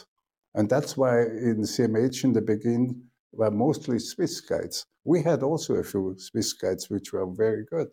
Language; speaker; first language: English; non-native, fluent; German